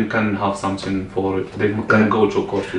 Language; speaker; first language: English; non-native, learner; Arabic